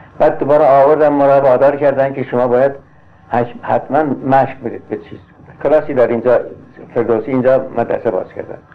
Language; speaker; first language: Persian; non-native, local second language; Azerbaijani